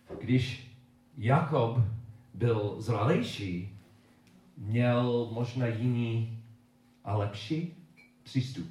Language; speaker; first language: Czech; non-native, learner; English